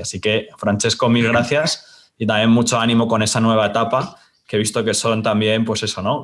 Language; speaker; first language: Spanish; native; Spanish